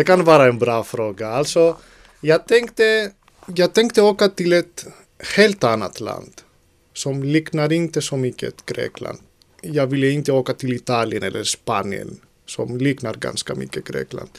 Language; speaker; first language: Swedish; non-native, fluent; Greek